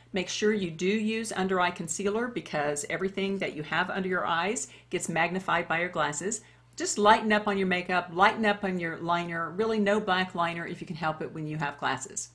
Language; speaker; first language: English; native; English